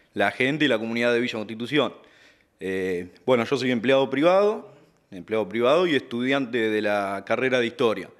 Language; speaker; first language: Spanish; native; Spanish